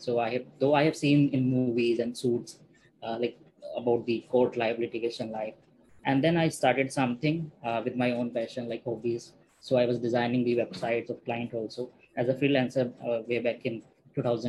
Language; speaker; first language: English; non-native, local second language; Hindi